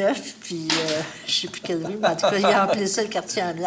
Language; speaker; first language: French; native; French